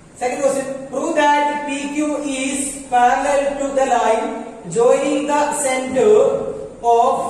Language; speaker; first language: English; non-native, local second language; Malayalam